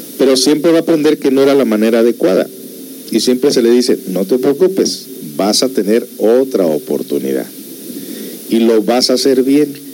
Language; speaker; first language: Spanish; early bilingual, heritage; Spanish